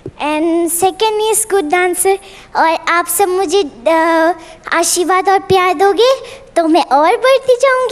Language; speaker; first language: Hindi; non-native, local second language; Bangla